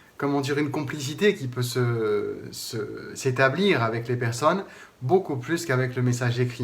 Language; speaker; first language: French; native; French